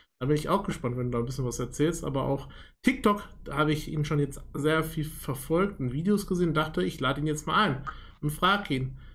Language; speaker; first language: German; native; German